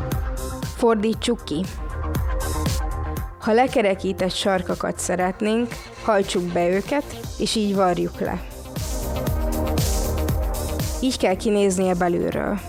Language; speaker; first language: Hungarian; native; Hungarian